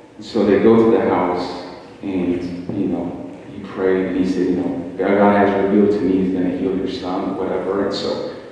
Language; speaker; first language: English; native; English